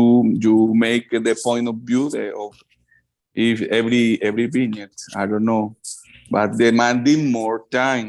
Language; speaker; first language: English; non-native, learner; Spanish